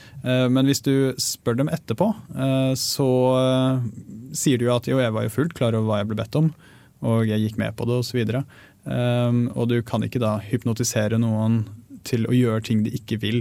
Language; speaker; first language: Norwegian; native; Norwegian